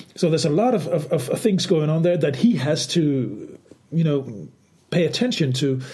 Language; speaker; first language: English; non-native, fluent; Danish